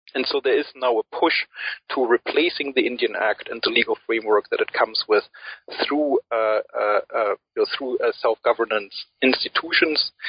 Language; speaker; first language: English; early bilingual, other home language; German